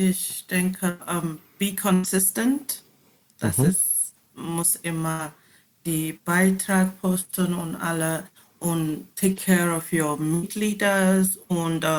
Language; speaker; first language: German; non-native, learner; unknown